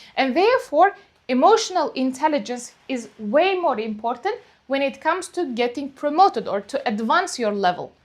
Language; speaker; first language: English; non-native, fluent; Uzbek